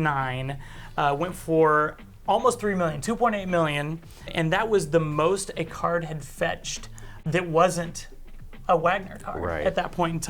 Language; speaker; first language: English; native; English